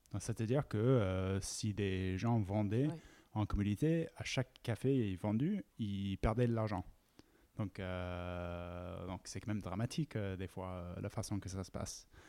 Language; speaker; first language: French; non-native, fluent; English